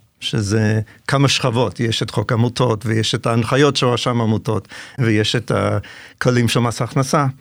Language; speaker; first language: Hebrew; non-native, fluent; English